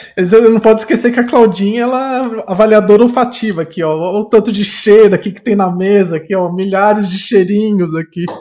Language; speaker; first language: Portuguese; native; Portuguese